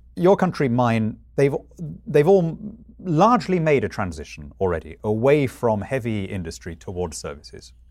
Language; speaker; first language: English; native; English